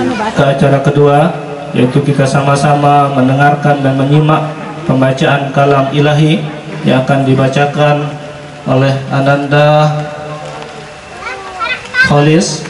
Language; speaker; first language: Indonesian; non-native, local second language; Sasak